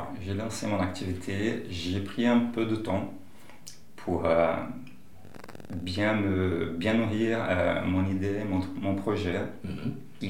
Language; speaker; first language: French; non-native, fluent; Portuguese